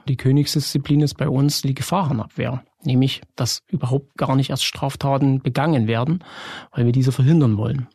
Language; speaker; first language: German; native; German